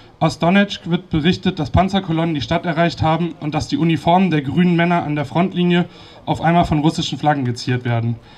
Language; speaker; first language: German; native; German